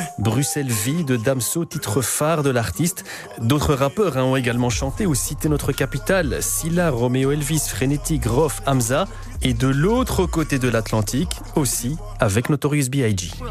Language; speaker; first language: French; native; French